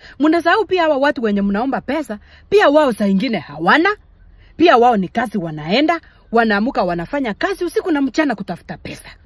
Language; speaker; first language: Swahili; non-native, local second language; Gusii